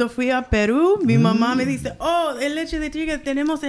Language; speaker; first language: Spanish; early bilingual, heritage; Spanish